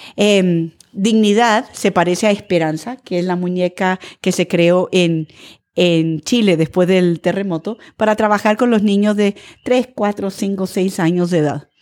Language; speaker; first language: Spanish; early bilingual, other home language; English